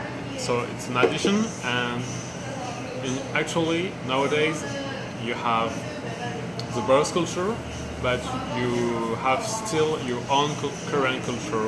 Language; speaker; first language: English; non-native, learner; French